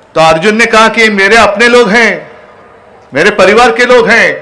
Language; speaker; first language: Hindi; non-native, local second language; Marathi